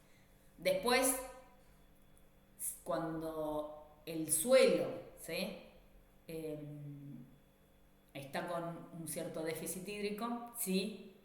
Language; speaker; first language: Spanish; native; Spanish